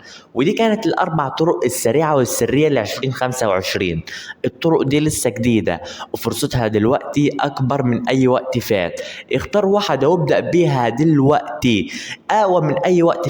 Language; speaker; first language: Arabic; native; Arabic